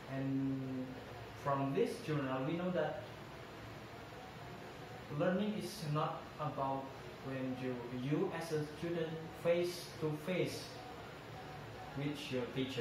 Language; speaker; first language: English; non-native, learner; Indonesian